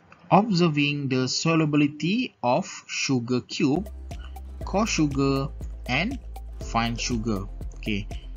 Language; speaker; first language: English; non-native, local second language; Malay